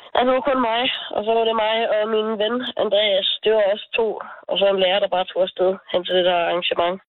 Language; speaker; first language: Danish; native; Danish